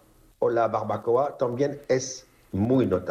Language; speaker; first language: Spanish; non-native, fluent; Korean